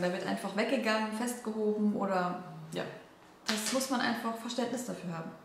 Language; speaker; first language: German; native; German